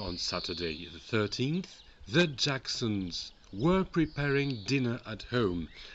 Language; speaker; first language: English; non-native, fluent; French